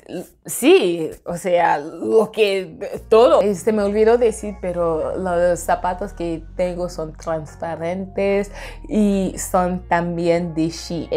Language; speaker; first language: Spanish; non-native, fluent; English